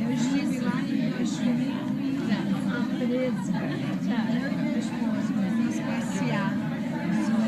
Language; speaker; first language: Portuguese; native; Portuguese